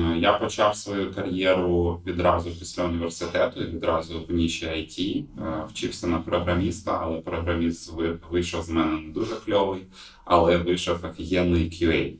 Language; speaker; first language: Ukrainian; non-native, local second language; Russian